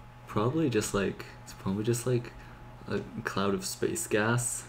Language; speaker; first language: English; native; English